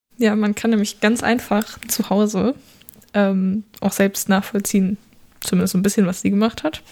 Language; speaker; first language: German; native; German